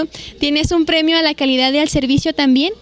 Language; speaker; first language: Spanish; native; Spanish